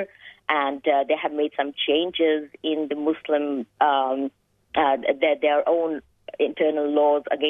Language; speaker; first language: English; non-native, local second language; Hindi